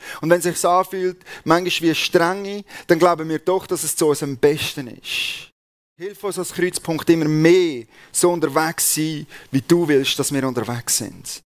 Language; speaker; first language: German; native; German